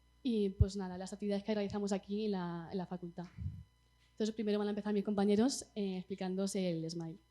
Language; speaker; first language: Spanish; native; Spanish